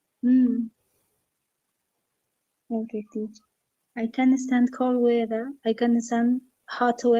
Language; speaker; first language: English; non-native, learner; Spanish